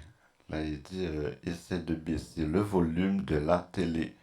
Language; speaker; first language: French; native; French